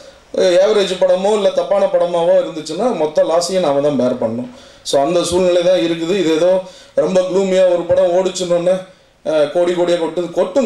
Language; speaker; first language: Tamil; native; Tamil